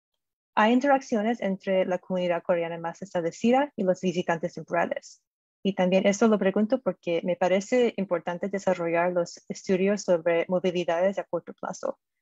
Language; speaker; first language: Spanish; non-native, fluent; English